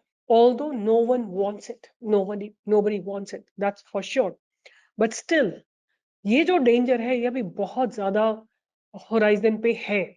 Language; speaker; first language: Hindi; native; Hindi